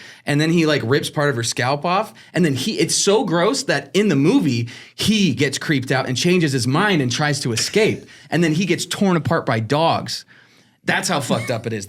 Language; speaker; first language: English; native; English